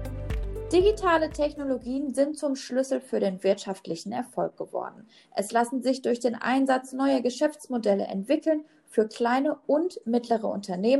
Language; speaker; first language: German; native; German